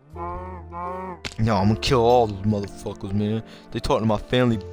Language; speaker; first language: English; native; English